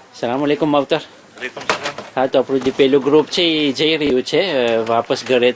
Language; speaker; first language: Gujarati; early bilingual, heritage; Gujarati